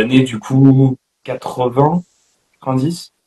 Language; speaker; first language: French; native; French